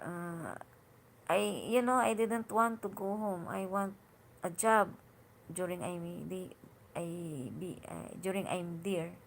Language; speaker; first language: English; non-native, learner; Hiligaynon